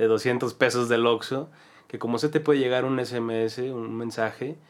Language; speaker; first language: Spanish; native; Spanish